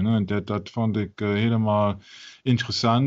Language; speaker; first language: Dutch; non-native, learner; German